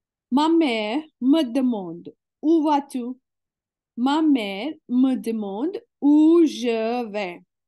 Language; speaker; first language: French; non-native, fluent; Hindi